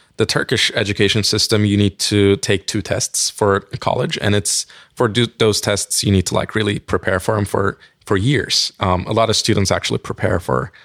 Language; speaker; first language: English; non-native, fluent; Turkish